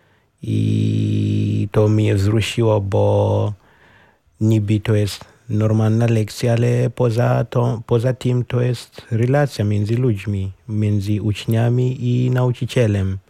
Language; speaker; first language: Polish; non-native, fluent; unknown